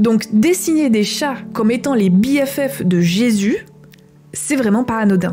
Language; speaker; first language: French; native; French